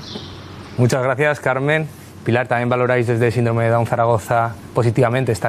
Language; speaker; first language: Spanish; native; Spanish